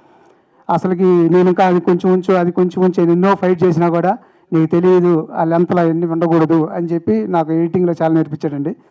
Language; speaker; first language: Telugu; native; Telugu